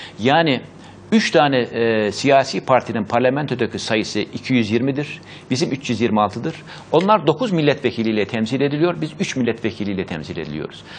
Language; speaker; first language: Turkish; native; Turkish